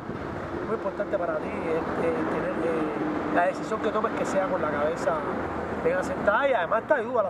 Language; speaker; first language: Spanish; native; Spanish